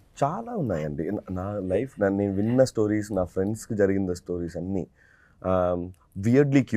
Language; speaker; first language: Telugu; non-native, local second language; Tamil